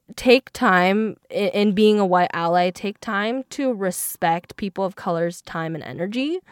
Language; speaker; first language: English; early bilingual, other home language; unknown